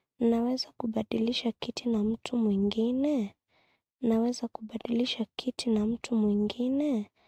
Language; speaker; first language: Swahili; non-native, local second language; Kikuyu